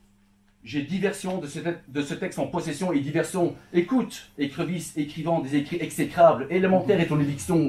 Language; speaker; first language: French; early bilingual, other home language; Turkish